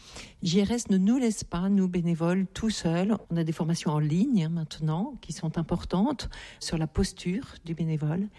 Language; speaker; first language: French; native; French